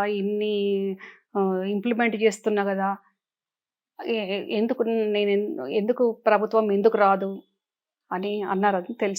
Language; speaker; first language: Telugu; native; Telugu